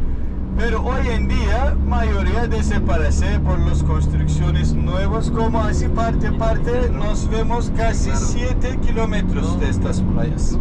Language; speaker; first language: Spanish; non-native, fluent; Turkish